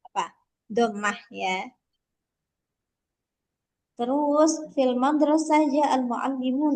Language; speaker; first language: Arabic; non-native, fluent; Indonesian